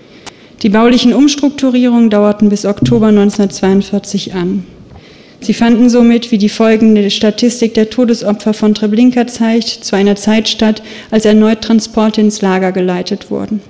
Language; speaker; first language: German; native; German